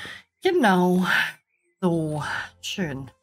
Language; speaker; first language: German; native; German